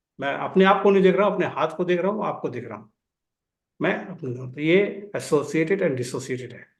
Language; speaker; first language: Hindi; native; Hindi